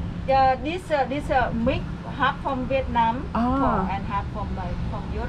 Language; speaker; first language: English; non-native, learner; Vietnamese